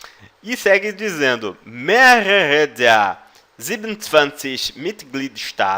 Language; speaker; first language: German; non-native, fluent; Portuguese